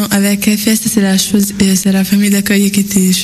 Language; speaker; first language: French; non-native, fluent; Italian